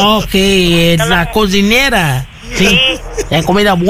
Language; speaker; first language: Spanish; non-native, learner; Portuguese